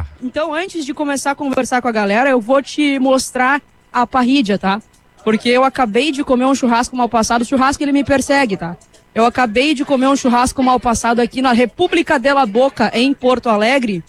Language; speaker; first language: Portuguese; native; Portuguese